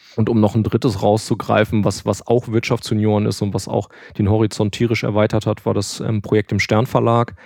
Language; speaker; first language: German; native; German